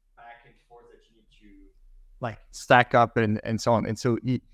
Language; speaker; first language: English; non-native, fluent; French